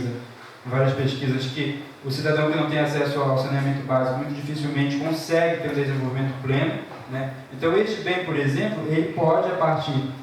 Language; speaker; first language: Portuguese; native; Portuguese